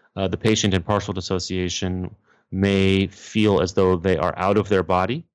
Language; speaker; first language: English; native; English